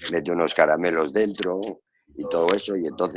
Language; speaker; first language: Spanish; native; Spanish